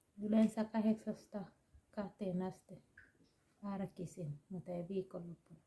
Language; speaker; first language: Finnish; non-native, learner; Thai